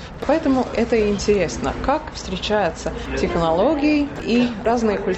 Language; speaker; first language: Russian; non-native, local second language; Latvian